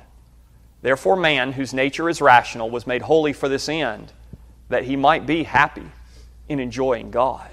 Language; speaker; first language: English; native; English